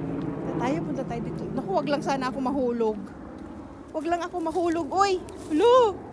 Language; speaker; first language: Filipino; non-native, local second language; Cebuano